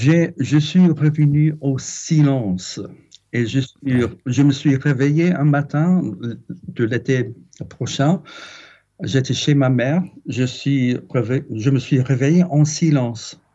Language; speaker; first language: French; non-native, fluent; English